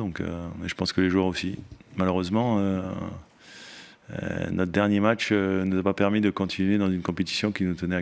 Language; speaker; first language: French; native; French